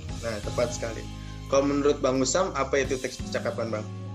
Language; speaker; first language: Indonesian; native; Indonesian